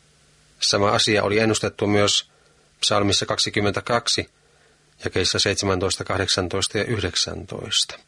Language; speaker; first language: Finnish; native; Finnish